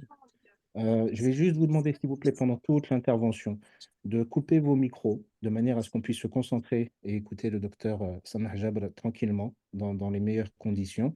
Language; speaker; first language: French; native; French